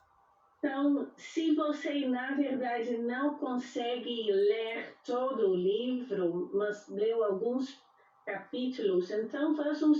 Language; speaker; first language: Portuguese; non-native, fluent; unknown